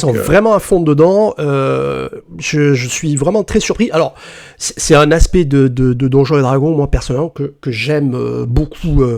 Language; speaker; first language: French; native; French